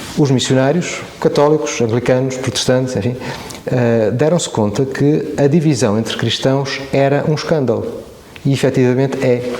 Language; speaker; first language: Portuguese; native; Portuguese